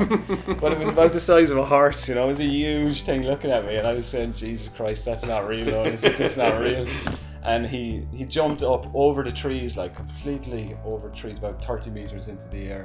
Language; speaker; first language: English; native; English